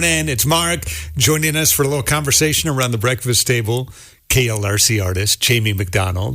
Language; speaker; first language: English; native; English